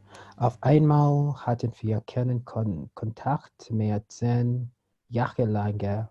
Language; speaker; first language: German; non-native, learner; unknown